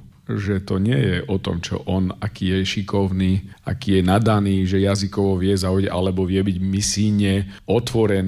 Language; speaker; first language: Slovak; native; Slovak